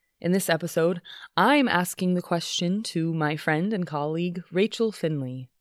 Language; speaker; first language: English; native; English